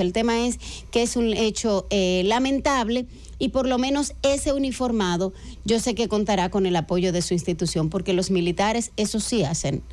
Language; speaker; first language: Spanish; native; Spanish